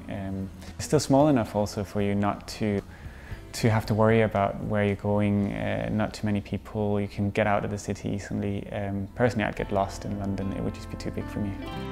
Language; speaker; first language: English; non-native, fluent; Danish